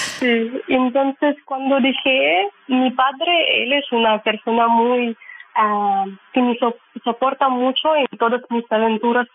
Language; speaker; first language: Spanish; non-native, learner; Russian